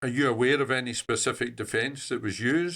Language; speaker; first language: English; native; English